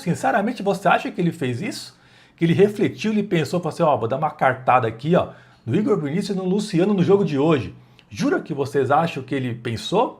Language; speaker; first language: Portuguese; native; Portuguese